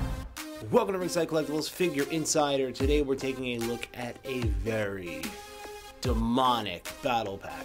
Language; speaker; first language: English; native; English